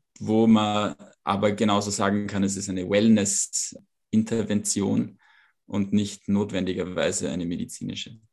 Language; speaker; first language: German; native; German